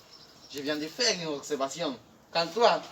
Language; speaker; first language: French; non-native, learner; Spanish